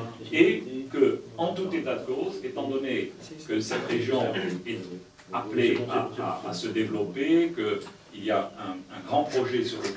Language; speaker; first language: French; native; French